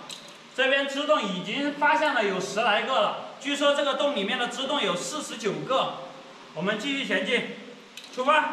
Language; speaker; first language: Chinese; native; Chinese